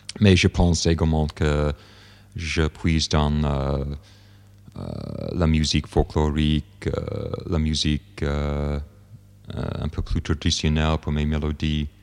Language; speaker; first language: French; non-native, fluent; English